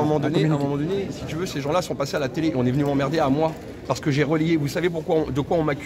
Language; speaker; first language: French; native; French